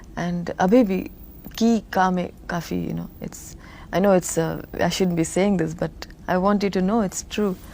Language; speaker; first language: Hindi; non-native, local second language; Tamil